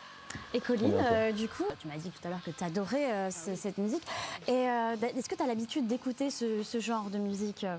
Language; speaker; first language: French; native; French